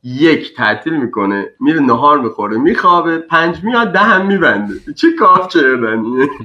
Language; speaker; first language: Persian; native; Persian